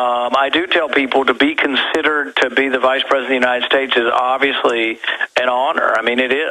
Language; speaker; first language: English; native; English